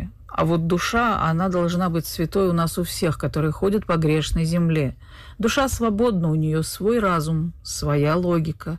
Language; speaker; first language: Russian; native; Russian